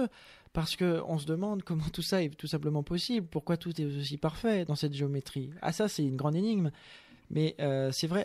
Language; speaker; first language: French; native; French